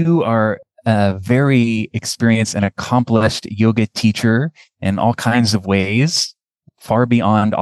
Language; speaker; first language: English; native; English